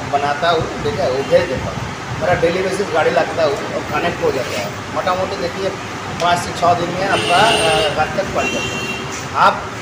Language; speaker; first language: Hindi; non-native, local second language; Bangla